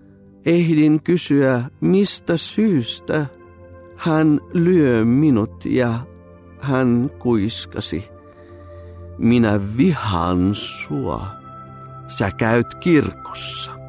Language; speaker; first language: Finnish; non-native, fluent; Bulgarian